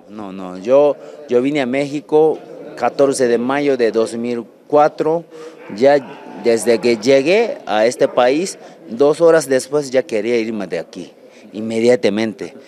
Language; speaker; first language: Spanish; non-native, learner; Japanese